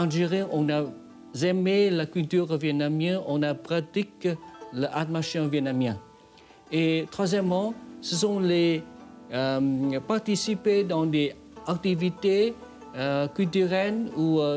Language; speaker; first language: French; non-native, fluent; Vietnamese